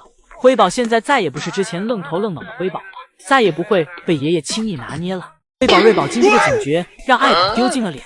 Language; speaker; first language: Chinese; native; Chinese